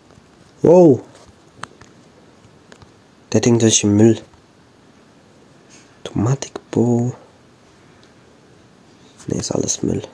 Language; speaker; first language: German; native; German